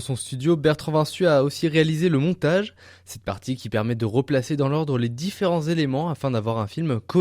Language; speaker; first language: French; native; French